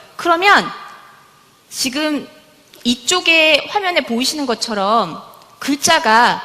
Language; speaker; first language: Korean; native; Korean